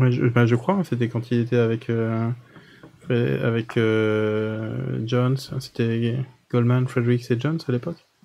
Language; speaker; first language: French; native; French